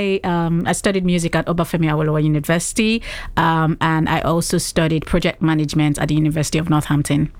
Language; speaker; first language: English; non-native, local second language; Yoruba